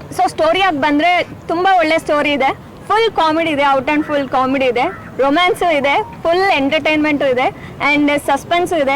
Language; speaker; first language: Kannada; non-native, local second language; Telugu